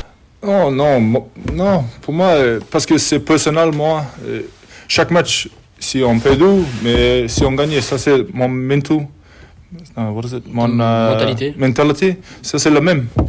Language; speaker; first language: French; non-native, learner; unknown